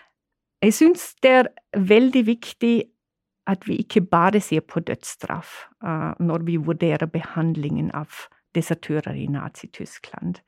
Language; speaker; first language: Norwegian; non-native, fluent; German